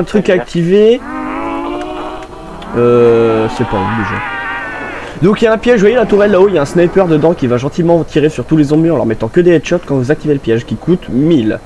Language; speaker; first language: French; native; French